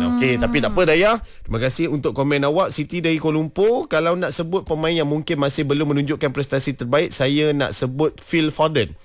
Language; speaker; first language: Malay; native; Malay